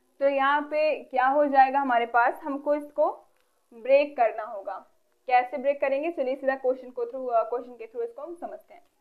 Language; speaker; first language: Hindi; native; Hindi